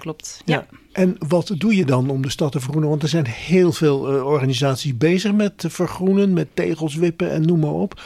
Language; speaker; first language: Dutch; native; Dutch